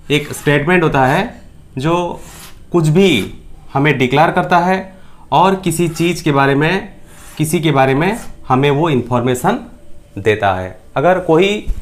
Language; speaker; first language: Hindi; non-native, local second language; Bangla